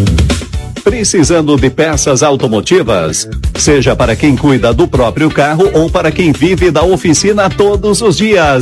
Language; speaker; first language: Portuguese; native; Portuguese